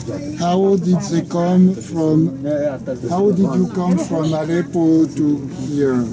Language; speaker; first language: English; non-native, learner; French